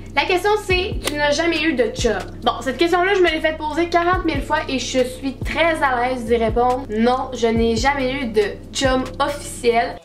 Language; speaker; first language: French; native; French